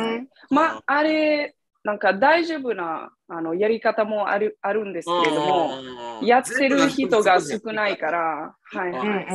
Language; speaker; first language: Japanese; non-native, fluent; Italian